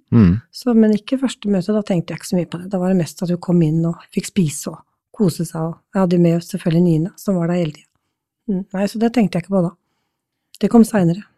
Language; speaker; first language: Norwegian; non-native, fluent; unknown